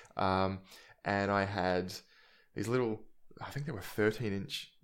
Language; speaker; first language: English; native; English